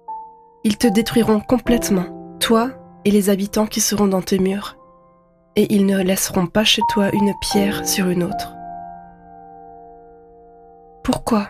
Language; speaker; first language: French; native; French